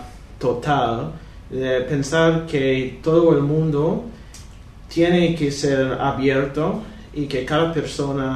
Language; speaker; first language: Spanish; non-native, fluent; English